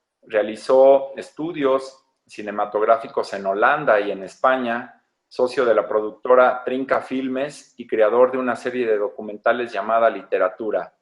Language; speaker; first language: Spanish; native; Spanish